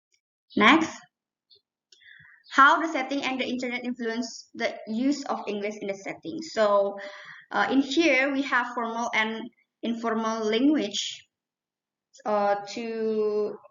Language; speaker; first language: English; non-native, learner; Indonesian